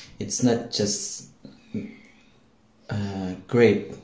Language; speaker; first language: English; non-native, learner; Filipino